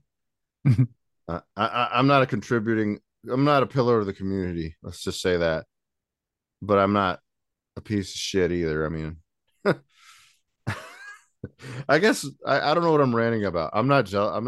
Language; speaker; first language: English; native; English